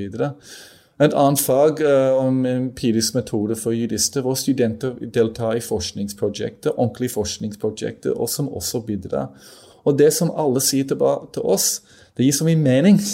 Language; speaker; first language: Norwegian; non-native, fluent; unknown